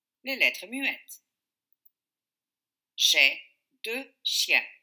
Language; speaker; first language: French; non-native, fluent; Portuguese